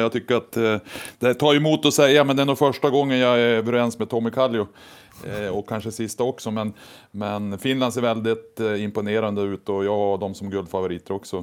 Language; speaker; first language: Swedish; native; Swedish